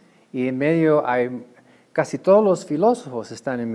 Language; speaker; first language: Spanish; non-native, fluent; English